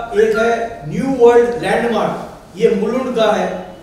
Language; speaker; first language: Hindi; non-native, local second language; Marathi